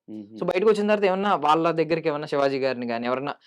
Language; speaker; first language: Telugu; native; Telugu